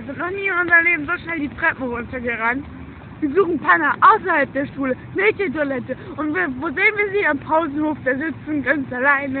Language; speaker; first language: German; early bilingual, other home language; Turkish